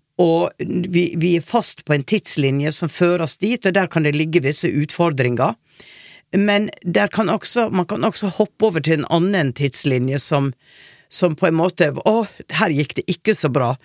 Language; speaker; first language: Norwegian; native; Norwegian